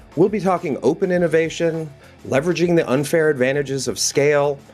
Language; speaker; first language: English; native; English